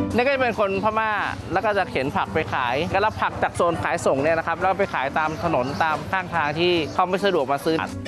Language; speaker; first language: Thai; early bilingual, other home language; Chinese